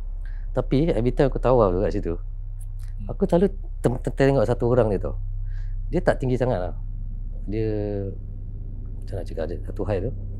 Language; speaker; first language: Malay; native; Malay